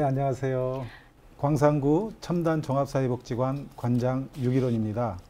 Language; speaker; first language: Korean; native; Korean